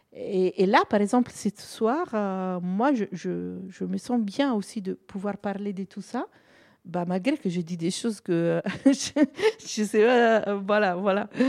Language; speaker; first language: French; non-native, fluent; Italian